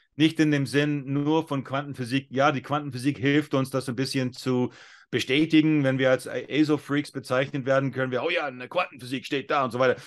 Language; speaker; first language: German; non-native, fluent; English